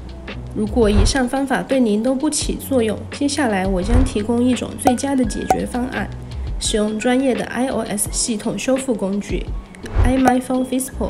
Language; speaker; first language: Chinese; native; Chinese